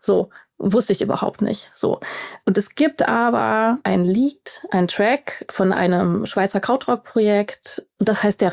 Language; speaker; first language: German; native; German